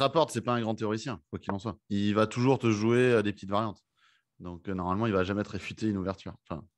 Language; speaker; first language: French; native; French